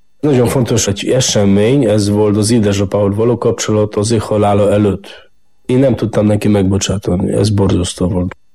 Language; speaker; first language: Hungarian; non-native, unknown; Polish